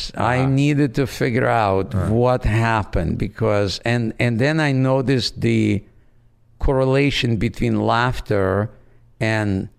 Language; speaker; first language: English; non-native, fluent; Russian